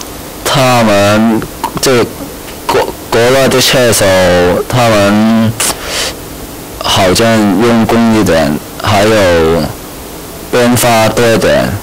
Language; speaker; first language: Chinese; non-native, local second language; Cantonese